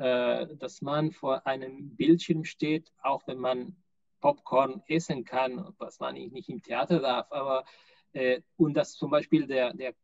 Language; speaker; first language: German; non-native, fluent; Spanish